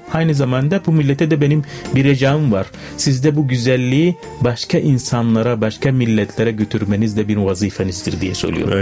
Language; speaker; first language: Turkish; non-native, fluent; Arabic